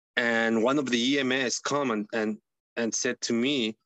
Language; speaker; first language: English; non-native, fluent; Spanish